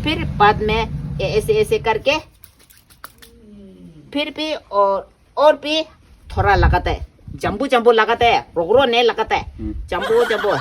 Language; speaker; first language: Hindi; non-native, local second language; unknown